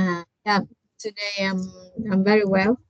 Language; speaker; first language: English; non-native, learner; Vietnamese